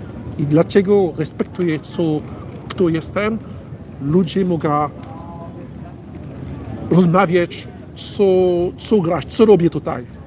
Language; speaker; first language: Polish; non-native, learner; French